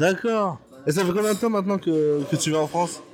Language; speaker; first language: French; native; French